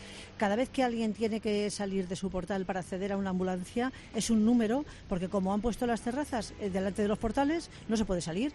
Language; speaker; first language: Spanish; native; Spanish